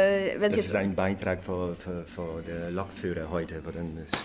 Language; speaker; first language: German; non-native, fluent; Polish